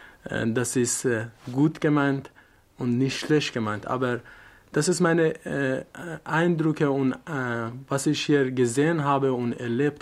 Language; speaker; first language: German; non-native, learner; Persian